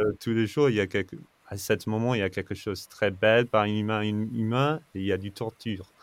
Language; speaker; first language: French; non-native, fluent; English